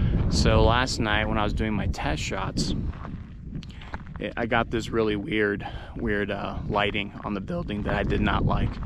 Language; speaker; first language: English; native; English